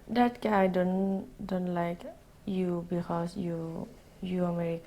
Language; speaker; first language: English; non-native, learner; Thai